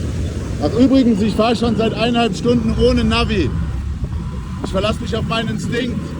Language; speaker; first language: German; native; German